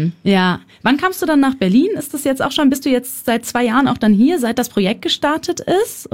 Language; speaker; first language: German; native; German